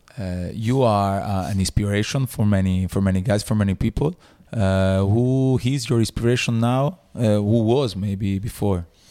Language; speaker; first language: English; non-native, learner; Italian